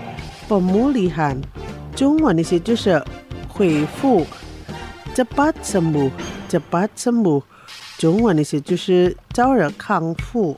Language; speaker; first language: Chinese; non-native, fluent; Indonesian